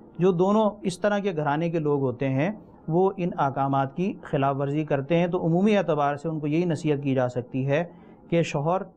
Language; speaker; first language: Urdu; native; Urdu